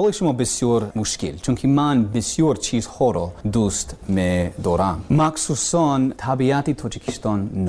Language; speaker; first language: Persian; non-native, learner; English